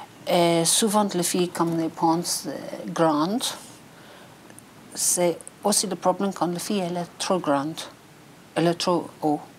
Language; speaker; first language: French; non-native, learner; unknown